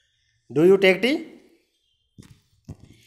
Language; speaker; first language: English; non-native, learner; Hindi